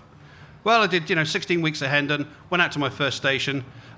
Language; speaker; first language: English; native; English